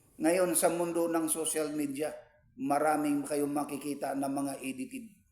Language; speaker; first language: Filipino; non-native, local second language; Cebuano